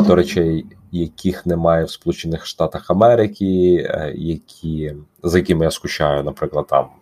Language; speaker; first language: Ukrainian; native; Ukrainian